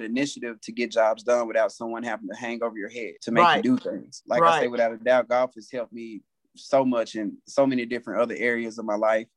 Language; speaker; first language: English; native; English